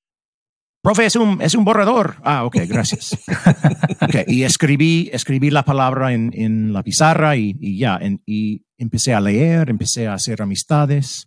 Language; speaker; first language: Spanish; early bilingual, heritage; English